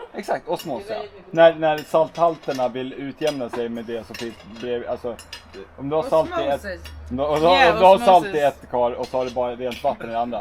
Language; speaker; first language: Swedish; native; Swedish